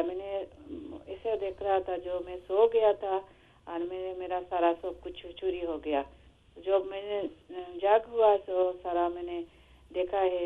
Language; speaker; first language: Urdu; non-native, fluent; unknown